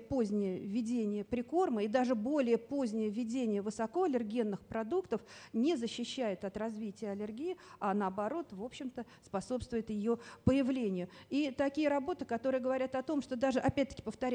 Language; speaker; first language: Russian; native; Russian